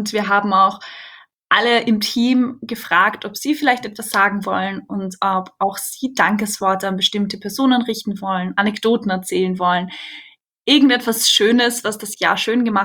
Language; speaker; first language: German; native; German